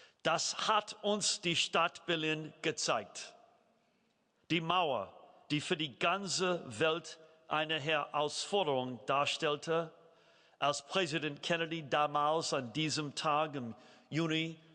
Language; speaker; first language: German; non-native, fluent; English